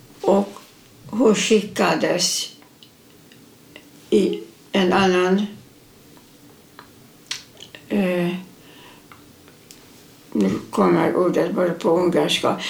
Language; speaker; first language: Swedish; non-native, fluent; Hungarian